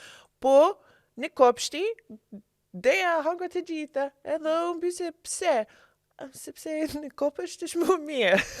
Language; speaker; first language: Albanian; non-native, learner; English